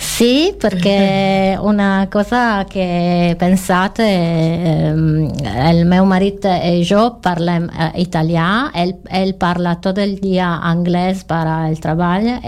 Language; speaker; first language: Catalan; non-native, learner; Italian